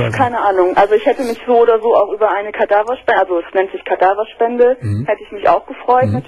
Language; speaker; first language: German; native; German